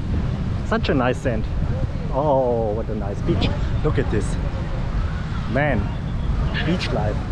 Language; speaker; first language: English; non-native, fluent; German